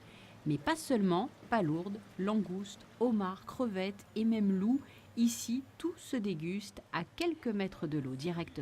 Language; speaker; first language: French; native; French